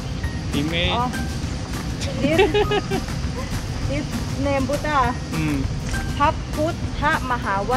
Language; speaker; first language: English; non-native, learner; Thai